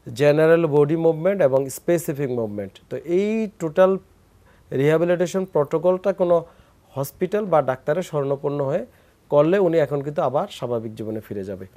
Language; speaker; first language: Bangla; native; Bangla